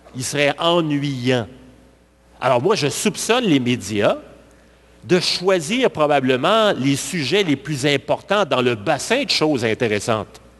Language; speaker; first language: French; native; French